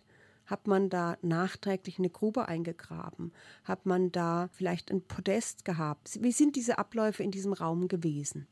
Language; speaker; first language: German; native; German